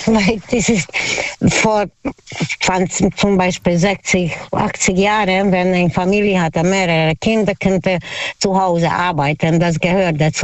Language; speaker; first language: German; non-native, learner; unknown